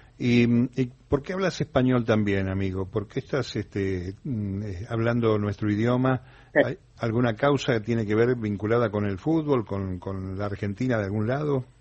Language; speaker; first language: Spanish; native; Spanish